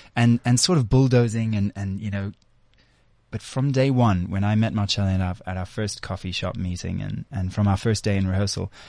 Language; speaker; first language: English; native; English